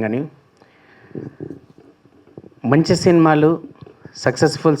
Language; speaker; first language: Telugu; native; Telugu